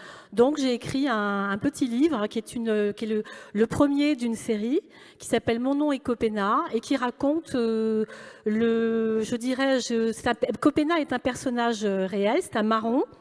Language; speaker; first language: French; native; French